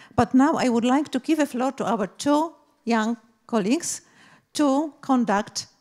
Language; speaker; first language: English; non-native, fluent; Polish